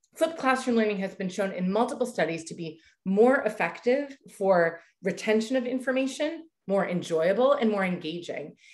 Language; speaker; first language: English; native; English